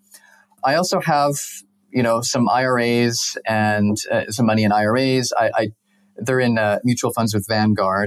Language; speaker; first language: English; native; English